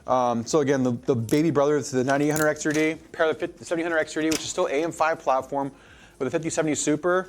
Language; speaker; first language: English; native; English